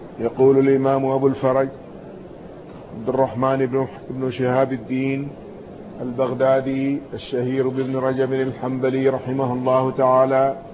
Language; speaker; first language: Arabic; native; Arabic